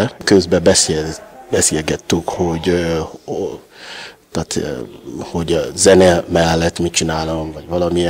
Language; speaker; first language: Hungarian; non-native, learner; Yoruba